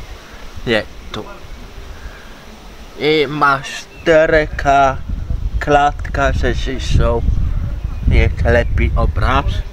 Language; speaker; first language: Polish; non-native, learner; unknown